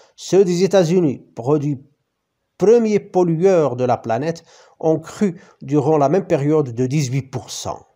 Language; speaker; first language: French; non-native, local second language; Arabic